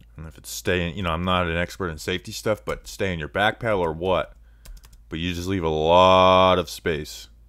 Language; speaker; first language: English; native; English